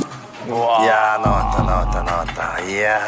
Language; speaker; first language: Korean; native; Korean